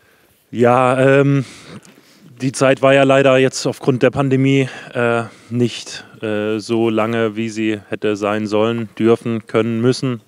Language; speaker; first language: German; native; German